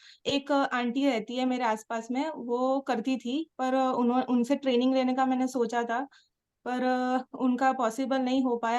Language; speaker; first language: Hindi; native; Hindi